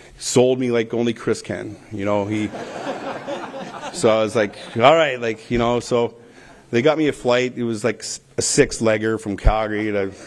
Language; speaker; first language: English; native; English